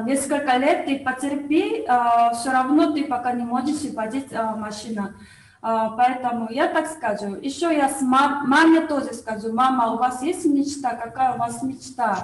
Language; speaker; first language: Russian; non-native, learner; Korean